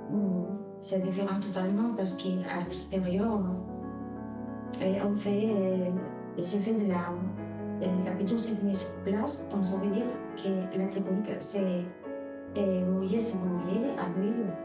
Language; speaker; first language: French; non-native, fluent; Spanish